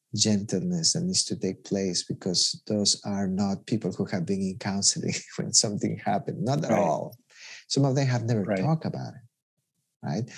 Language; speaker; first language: English; non-native, fluent; Spanish